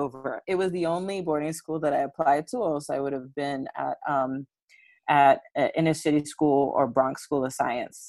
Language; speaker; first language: English; native; English